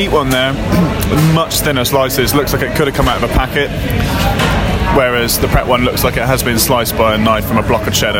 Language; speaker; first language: English; native; English